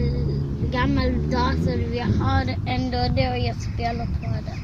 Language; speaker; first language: Swedish; early bilingual, other home language; Arabic